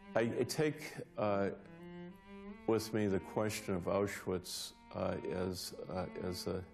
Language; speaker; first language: English; native; English